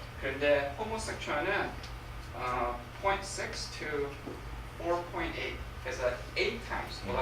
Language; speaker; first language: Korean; early bilingual, heritage; English